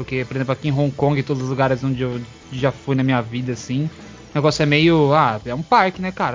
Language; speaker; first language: Portuguese; native; Portuguese